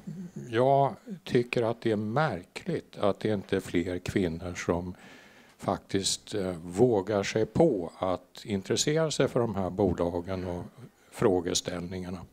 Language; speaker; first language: Swedish; native; Swedish